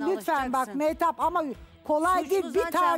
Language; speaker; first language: Turkish; native; Turkish